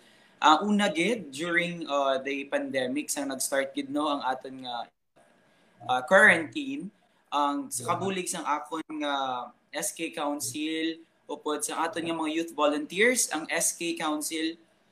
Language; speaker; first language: English; non-native, local second language; Hiligaynon